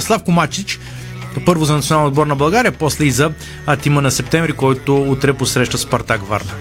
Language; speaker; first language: Bulgarian; native; Bulgarian